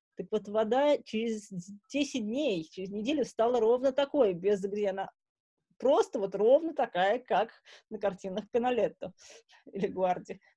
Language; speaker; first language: Russian; native; Russian